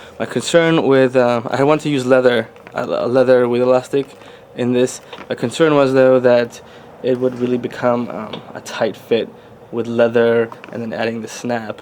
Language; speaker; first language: English; native; English